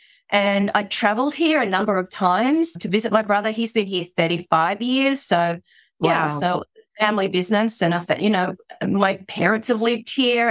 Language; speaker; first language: English; native; English